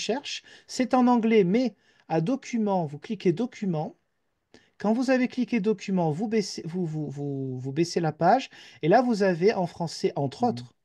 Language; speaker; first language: French; native; French